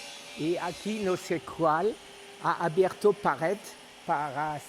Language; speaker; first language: Spanish; non-native, learner; French